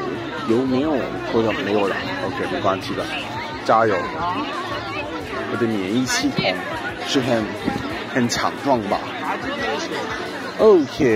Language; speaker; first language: Chinese; non-native, learner; English